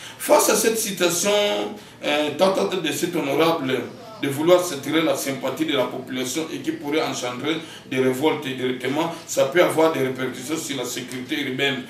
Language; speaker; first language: French; non-native, local second language; Kongo